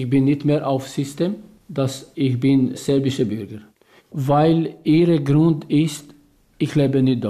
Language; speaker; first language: German; non-native, learner; Albanian